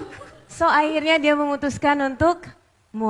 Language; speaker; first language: Indonesian; native; Indonesian